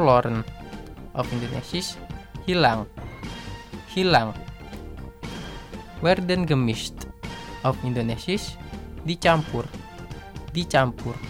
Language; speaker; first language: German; non-native, learner; Indonesian